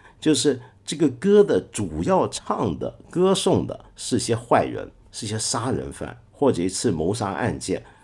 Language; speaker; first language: Chinese; non-native, local second language; Cantonese